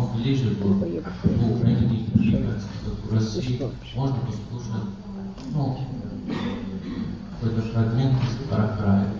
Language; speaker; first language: Russian; non-native, learner; Persian